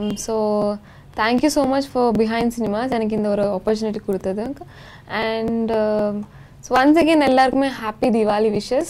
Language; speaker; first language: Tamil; non-native, local second language; Telugu